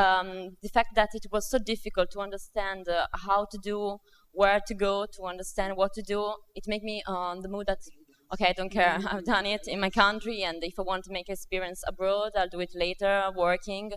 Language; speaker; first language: English; non-native, fluent; Italian